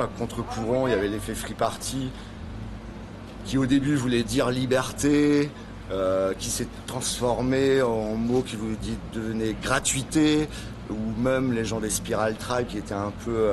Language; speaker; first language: French; native; French